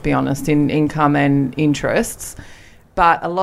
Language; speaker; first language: English; native; English